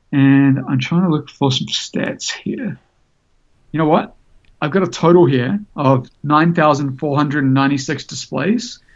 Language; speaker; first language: English; native; English